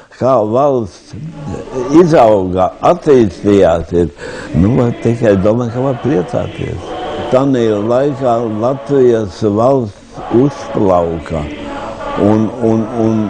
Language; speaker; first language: Latvian; native; Latvian